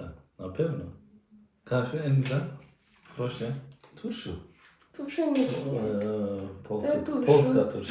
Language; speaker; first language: Polish; non-native, learner; Turkish